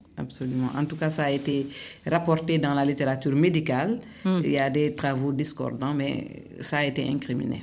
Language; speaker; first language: French; non-native, local second language; Wolof